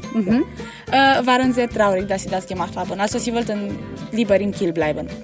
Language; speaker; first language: German; non-native, learner; Romanian